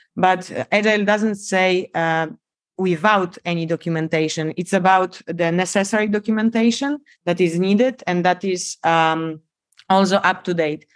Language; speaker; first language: English; non-native, fluent; Polish